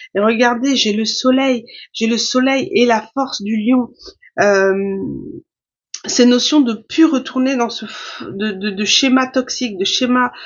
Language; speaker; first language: French; native; French